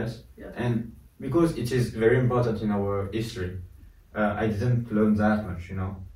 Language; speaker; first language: English; non-native, learner; French